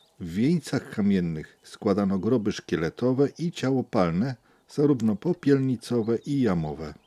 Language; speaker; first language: Polish; native; Polish